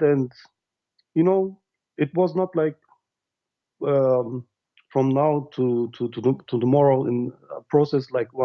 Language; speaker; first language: English; non-native, learner; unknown